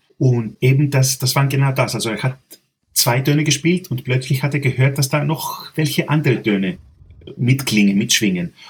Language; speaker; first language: German; non-native, fluent; Greek